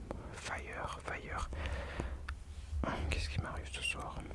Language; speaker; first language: French; native; French